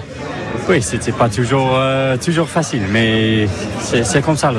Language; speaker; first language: French; non-native, fluent; English